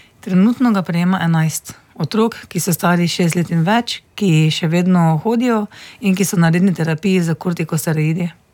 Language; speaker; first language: Slovenian; native; Slovenian